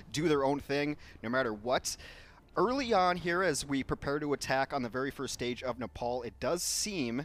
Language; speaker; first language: English; native; English